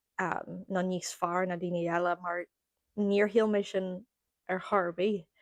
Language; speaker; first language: Irish; non-native, local second language; English